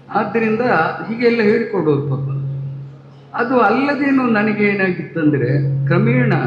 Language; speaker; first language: Kannada; non-native, local second language; Tulu